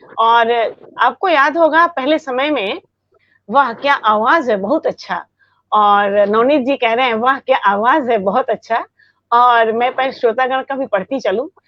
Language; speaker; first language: Hindi; native; Hindi